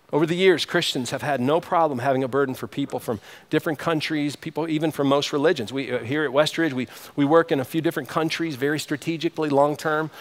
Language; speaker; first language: English; native; English